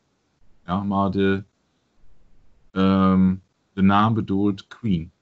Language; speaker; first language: Dutch; non-native, learner; German